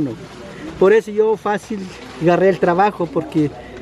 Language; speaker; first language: Spanish; non-native, local second language; Kaqchikel